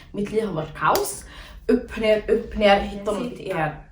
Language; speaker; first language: Swedish; early bilingual, other home language; Somali